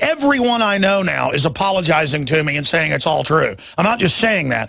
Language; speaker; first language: English; native; English